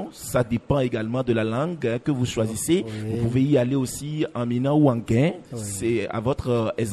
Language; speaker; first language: French; non-native, local second language; Ewe